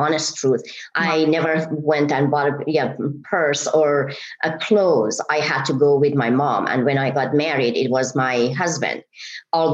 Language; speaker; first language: English; non-native, fluent; Persian